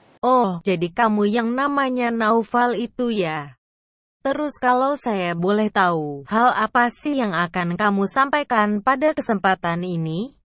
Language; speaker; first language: Indonesian; native; Indonesian